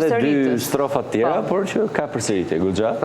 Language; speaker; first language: Albanian; native; Albanian